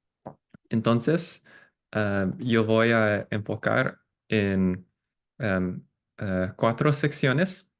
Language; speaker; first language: Spanish; non-native, fluent; English